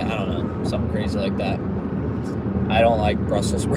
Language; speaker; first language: English; native; English